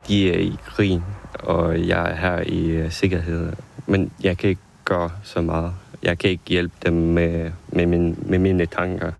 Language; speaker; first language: Danish; non-native, fluent; Ukrainian